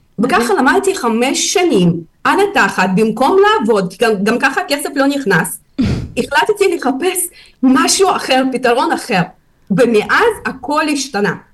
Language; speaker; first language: Hebrew; non-native, fluent; Russian